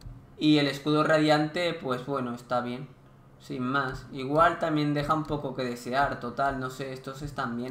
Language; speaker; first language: Spanish; native; Spanish